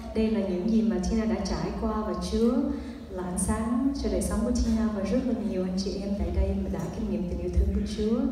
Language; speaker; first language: Vietnamese; early bilingual, heritage; Vietnamese